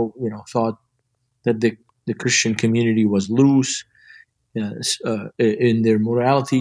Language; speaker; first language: English; non-native, fluent; Arabic